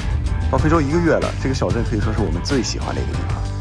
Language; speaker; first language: Chinese; native; Chinese